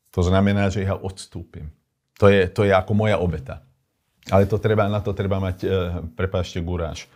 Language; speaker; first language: Slovak; non-native, local second language; Hungarian